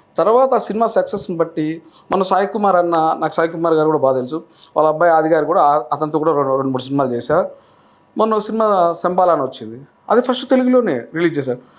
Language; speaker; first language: Telugu; native; Telugu